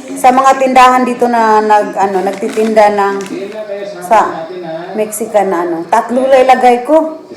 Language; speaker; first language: Filipino; non-native, local second language; Cebuano